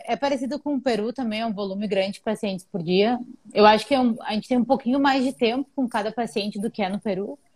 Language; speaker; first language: Portuguese; native; Portuguese